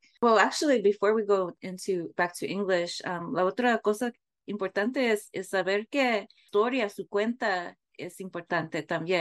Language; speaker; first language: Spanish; early bilingual, heritage; English